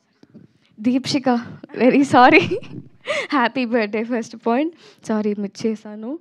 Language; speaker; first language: Telugu; non-native, learner; Tamil